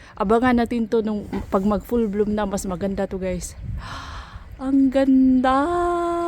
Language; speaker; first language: Filipino; non-native, local second language; Cebuano